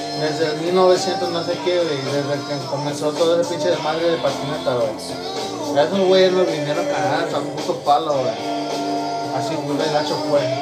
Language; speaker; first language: Spanish; early bilingual, heritage; Spanish